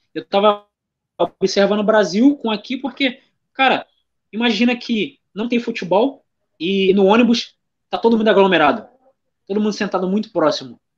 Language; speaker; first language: Portuguese; native; Portuguese